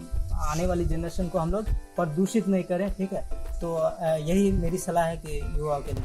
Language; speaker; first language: Hindi; native; Hindi